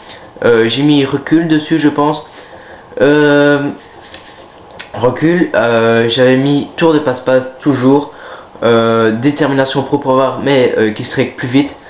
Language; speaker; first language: French; native; French